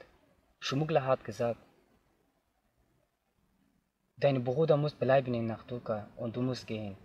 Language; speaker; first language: German; non-native, learner; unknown